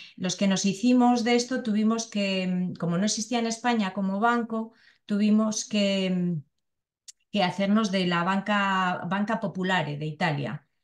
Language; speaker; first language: Spanish; native; Spanish